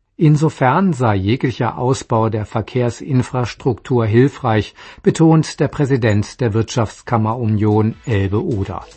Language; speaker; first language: German; native; German